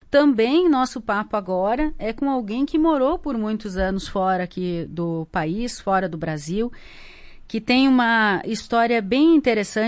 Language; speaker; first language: Portuguese; native; Portuguese